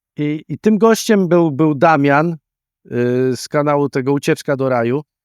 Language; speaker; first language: Polish; native; Polish